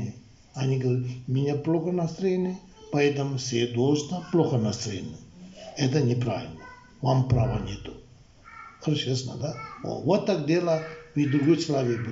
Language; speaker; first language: Russian; non-native, learner; Tibetan